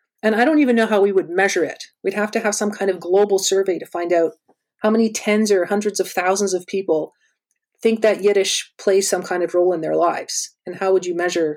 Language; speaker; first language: English; native; English